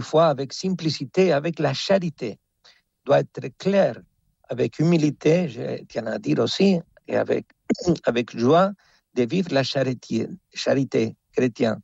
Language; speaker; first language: French; non-native, fluent; Spanish